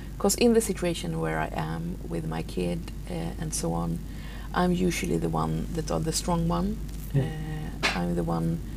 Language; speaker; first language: English; non-native, fluent; Swedish